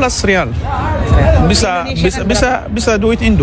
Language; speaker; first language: Indonesian; non-native, learner; Arabic